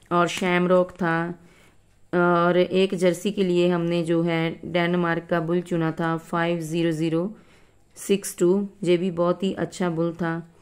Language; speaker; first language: Hindi; non-native, local second language; Punjabi